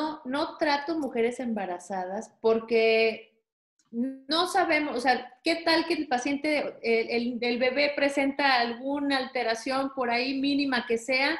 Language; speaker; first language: Spanish; native; Spanish